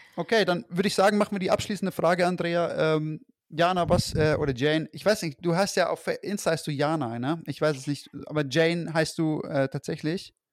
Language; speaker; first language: German; native; German